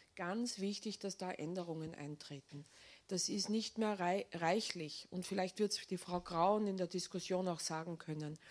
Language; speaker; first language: German; native; German